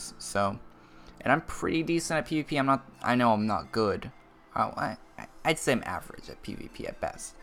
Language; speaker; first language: English; native; English